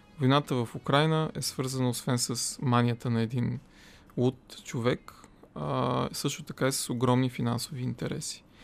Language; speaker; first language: Bulgarian; native; Bulgarian